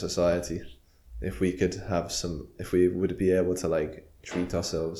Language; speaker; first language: English; native; English